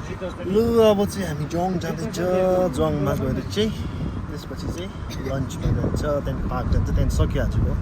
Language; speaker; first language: Nepali; non-native, local second language; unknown